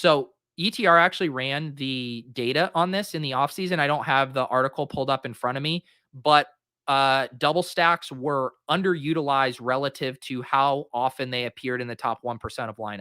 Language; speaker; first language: English; native; English